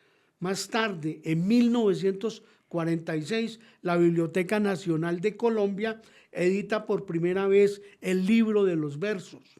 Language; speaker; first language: Spanish; native; Spanish